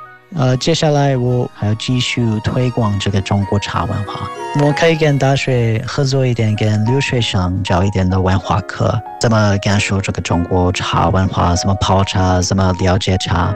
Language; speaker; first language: Chinese; non-native, fluent; English